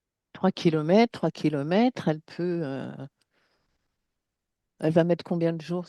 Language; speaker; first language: French; native; French